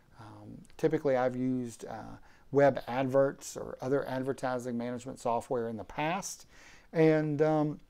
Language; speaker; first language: English; native; English